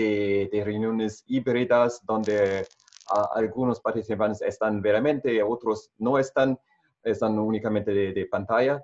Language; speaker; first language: Spanish; non-native, fluent; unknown